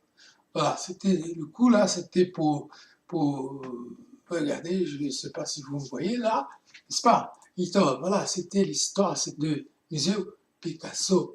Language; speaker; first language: French; non-native, fluent; Portuguese